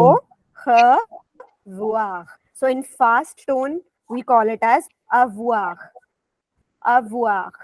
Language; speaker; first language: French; non-native, fluent; Hindi